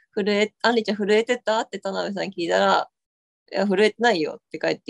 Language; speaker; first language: Japanese; native; Japanese